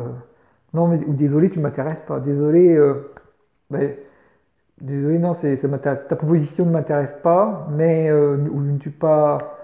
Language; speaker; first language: French; native; French